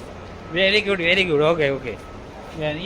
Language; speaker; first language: English; non-native, learner; Gujarati